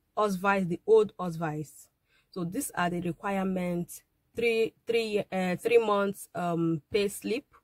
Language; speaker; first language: English; non-native, local second language; Igbo